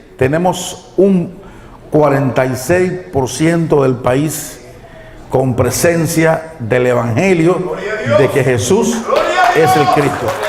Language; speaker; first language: Spanish; native; Spanish